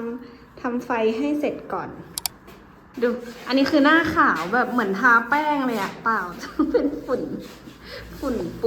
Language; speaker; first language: Thai; native; Thai